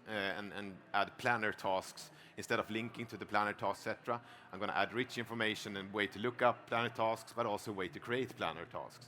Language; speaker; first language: English; non-native, fluent; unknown